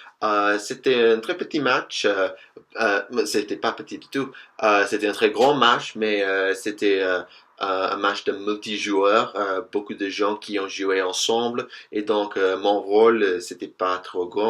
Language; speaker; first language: French; non-native, fluent; English